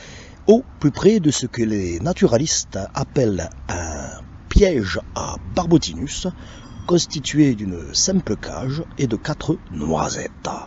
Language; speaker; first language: French; native; French